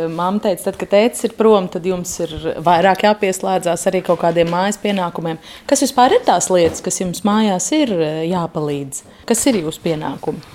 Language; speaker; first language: Latvian; native; Latvian